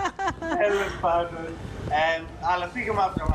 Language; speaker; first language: Greek; non-native, fluent; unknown